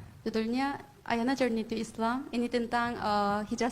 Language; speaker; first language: Indonesian; non-native, fluent; Korean